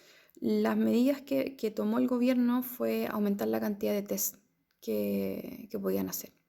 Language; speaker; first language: Spanish; native; Spanish